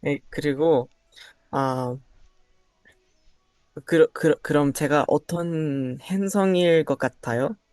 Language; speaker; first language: Korean; non-native, learner; Spanish